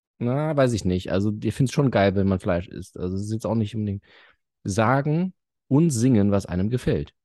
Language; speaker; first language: German; early bilingual, other home language; Arabic